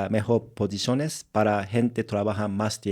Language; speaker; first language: Spanish; non-native, learner; Japanese